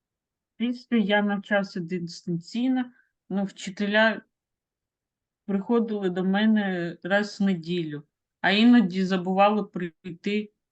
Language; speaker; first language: Ukrainian; non-native, local second language; Russian